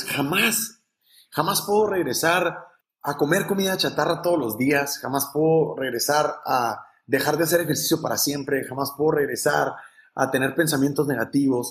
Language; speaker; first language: Spanish; native; Spanish